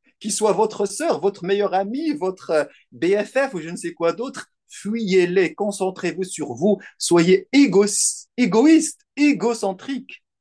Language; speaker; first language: French; non-native, local second language; Arabic